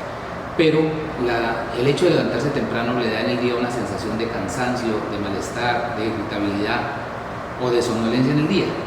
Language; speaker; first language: Spanish; native; Spanish